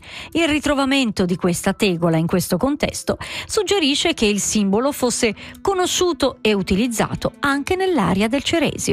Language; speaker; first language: Italian; native; Italian